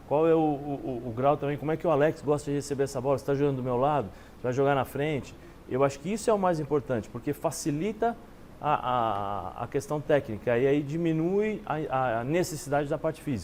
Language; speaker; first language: Portuguese; native; Portuguese